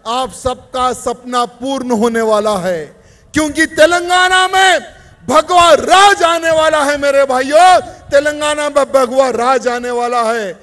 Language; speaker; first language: Hindi; native; Hindi